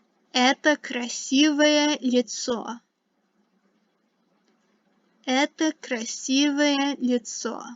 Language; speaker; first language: Russian; non-native, fluent; English